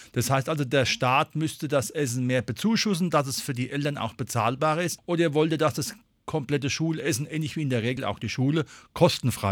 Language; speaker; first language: German; native; German